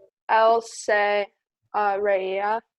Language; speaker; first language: Spanish; non-native, learner; English